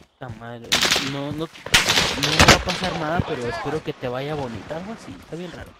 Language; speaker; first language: Spanish; early bilingual, other home language; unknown